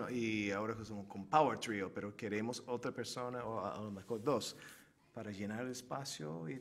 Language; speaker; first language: Spanish; non-native, fluent; Turkish